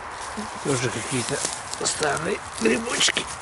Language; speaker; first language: Russian; native; Russian